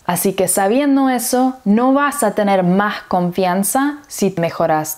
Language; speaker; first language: Spanish; early bilingual, heritage; English